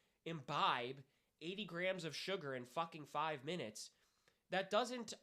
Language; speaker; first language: English; native; English